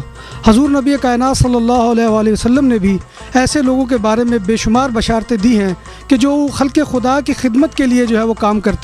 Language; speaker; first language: Urdu; native; Urdu